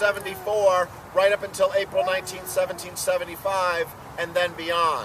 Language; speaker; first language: English; native; English